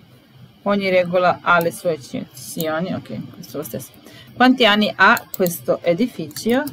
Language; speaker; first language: Italian; non-native, fluent; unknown